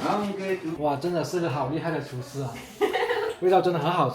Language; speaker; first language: Chinese; native; Chinese